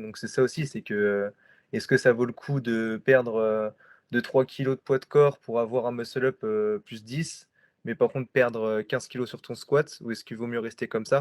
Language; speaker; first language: French; native; French